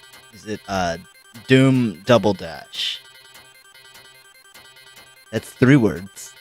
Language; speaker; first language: English; native; English